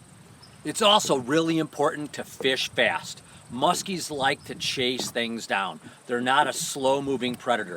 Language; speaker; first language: English; native; English